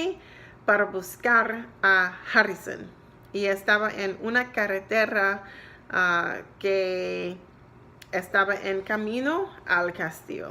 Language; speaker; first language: Spanish; non-native, learner; English